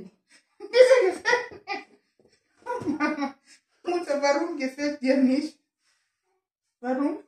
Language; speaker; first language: German; non-native, learner; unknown